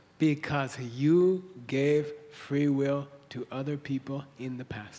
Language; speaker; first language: English; native; English